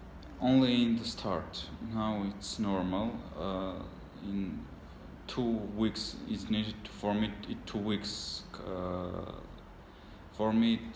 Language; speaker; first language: English; non-native, learner; Armenian